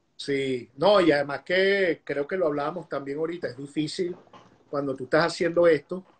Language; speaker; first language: Spanish; native; Spanish